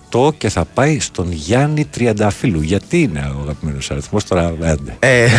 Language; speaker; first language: Greek; non-native, fluent; Arabic